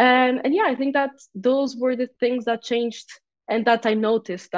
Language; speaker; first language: English; non-native, fluent; Portuguese